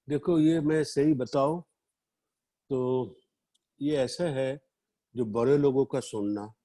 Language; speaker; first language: Hindi; non-native, local second language; Bangla